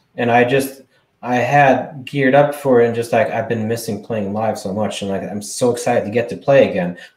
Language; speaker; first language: English; non-native, fluent; Swedish